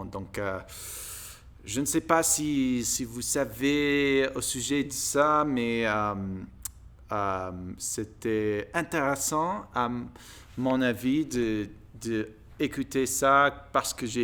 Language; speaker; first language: French; non-native, learner; English